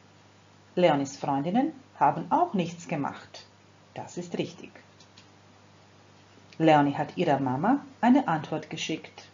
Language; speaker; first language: German; non-native, fluent; Croatian